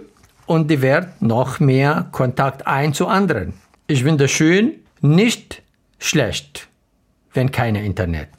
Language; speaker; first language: German; non-native, learner; Arabic